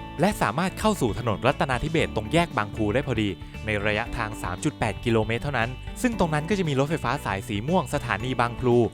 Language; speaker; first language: Thai; native; Thai